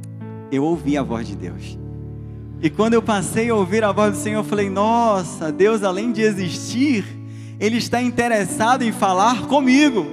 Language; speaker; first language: Portuguese; native; Portuguese